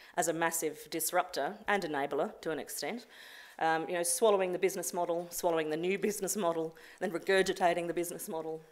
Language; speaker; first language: English; native; English